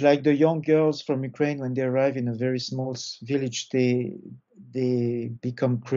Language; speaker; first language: English; non-native, fluent; French